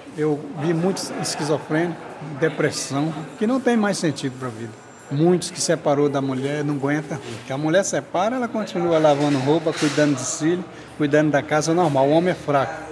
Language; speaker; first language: Portuguese; native; Portuguese